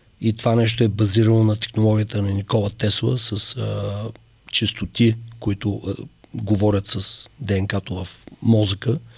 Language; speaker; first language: Bulgarian; native; Bulgarian